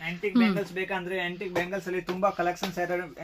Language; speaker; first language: Kannada; non-native, local second language; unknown